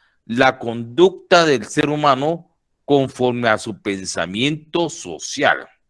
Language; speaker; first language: Spanish; native; Spanish